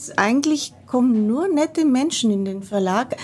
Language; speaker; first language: German; non-native, fluent; Greek